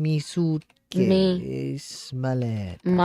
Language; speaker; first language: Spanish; non-native, learner; English